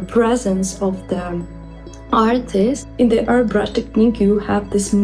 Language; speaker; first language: English; non-native, fluent; Ukrainian